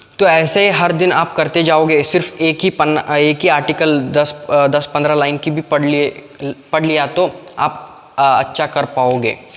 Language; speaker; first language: Hindi; non-native, local second language; Kannada